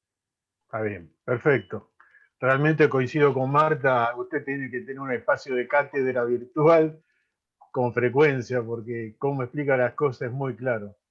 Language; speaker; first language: Spanish; native; Spanish